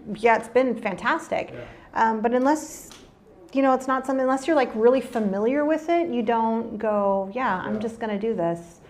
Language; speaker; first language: English; native; English